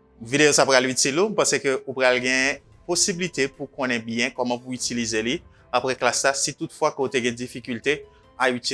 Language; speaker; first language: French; non-native, local second language; Haitian Creole